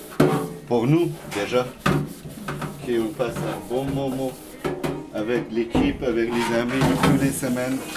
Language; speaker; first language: French; non-native, learner; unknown